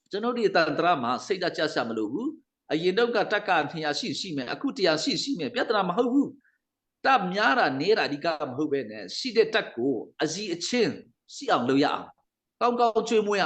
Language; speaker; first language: Burmese; non-native, local second language; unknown